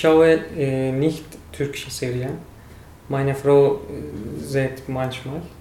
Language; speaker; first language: German; non-native, learner; Turkish